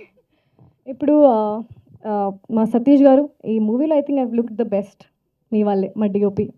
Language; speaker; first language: Telugu; non-native, fluent; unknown